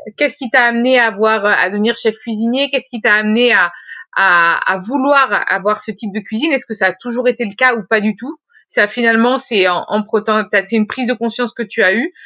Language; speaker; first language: French; native; French